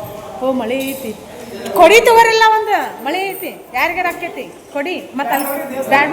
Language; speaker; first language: Kannada; native; Kannada